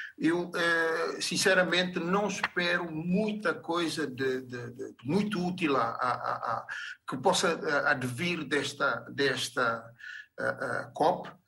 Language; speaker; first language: Portuguese; non-native, local second language; Upper Guinea Crioulo